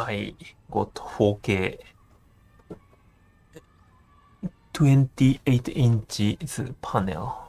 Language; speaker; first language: English; non-native, learner; Japanese